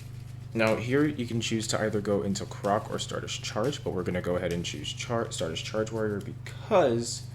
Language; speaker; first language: English; native; English